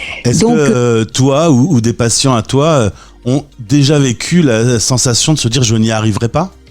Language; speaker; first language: French; native; French